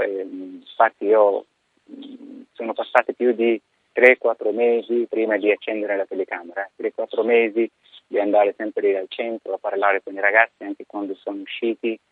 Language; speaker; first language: Italian; non-native, fluent; Arabic